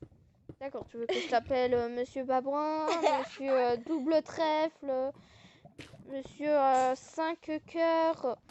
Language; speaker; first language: French; native; French